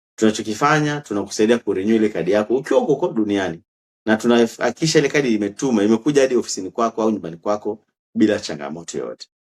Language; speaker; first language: Swahili; native; Swahili